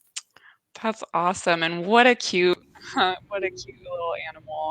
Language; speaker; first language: English; native; English